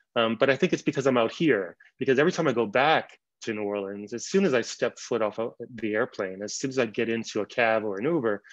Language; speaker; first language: English; native; English